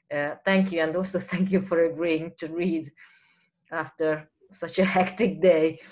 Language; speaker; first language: English; non-native, fluent; Hungarian